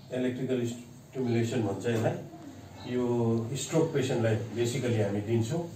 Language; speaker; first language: Nepali; native; Nepali